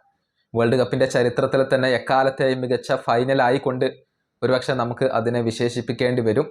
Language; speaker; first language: Malayalam; native; Malayalam